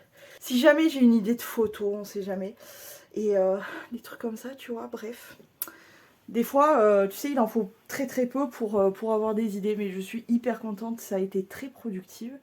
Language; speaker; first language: French; native; French